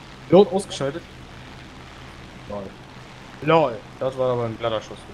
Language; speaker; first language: German; native; German